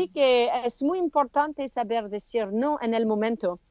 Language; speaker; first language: Spanish; non-native, learner; French